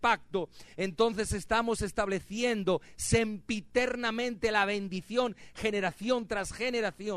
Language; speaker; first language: Spanish; native; Spanish